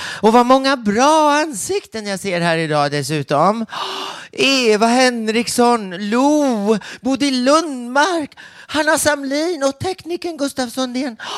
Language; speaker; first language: Swedish; native; Swedish